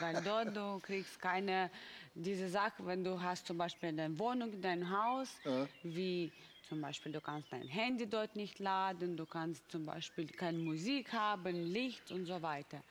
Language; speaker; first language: German; non-native, fluent; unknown